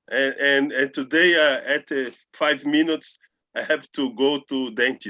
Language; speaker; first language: English; non-native, learner; Portuguese